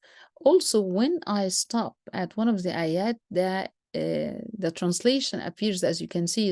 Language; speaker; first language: English; non-native, fluent; Arabic